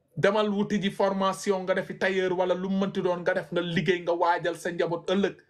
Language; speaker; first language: Wolof; non-native, local second language; Fula